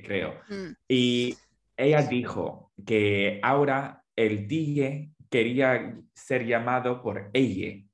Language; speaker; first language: Spanish; non-native, fluent; English